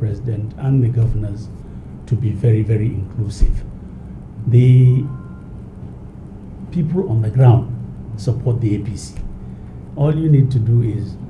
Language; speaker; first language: English; non-native, local second language; Hausa